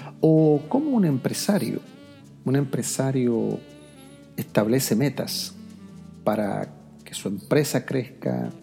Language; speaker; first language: Spanish; native; Spanish